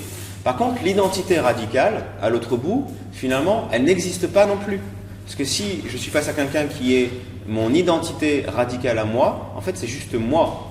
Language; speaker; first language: French; native; French